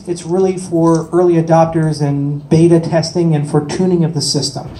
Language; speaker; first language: English; native; English